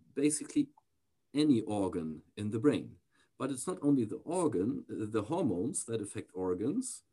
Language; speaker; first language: English; non-native, fluent; German